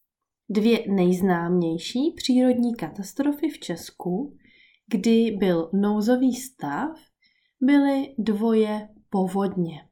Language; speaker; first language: Czech; native; Czech